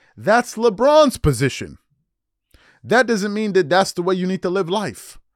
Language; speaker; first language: English; native; English